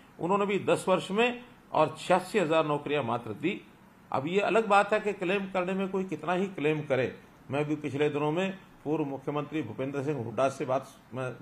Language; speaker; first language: Hindi; native; Hindi